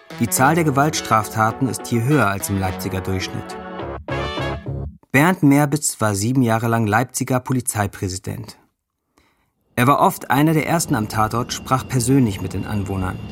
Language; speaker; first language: German; native; German